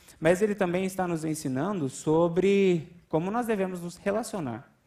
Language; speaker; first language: Portuguese; native; Portuguese